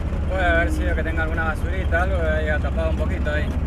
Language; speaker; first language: Spanish; native; Spanish